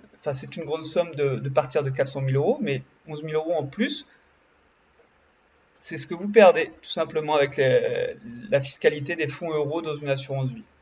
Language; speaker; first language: French; native; French